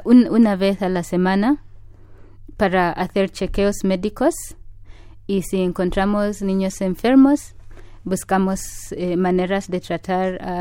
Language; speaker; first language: Spanish; non-native, fluent; Ganda